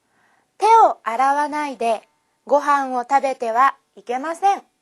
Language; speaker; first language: Japanese; non-native, fluent; Korean